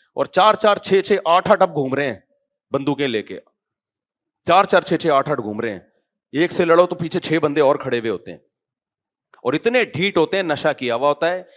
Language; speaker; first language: Urdu; native; Urdu